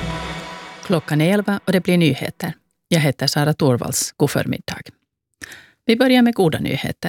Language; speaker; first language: Swedish; native; Swedish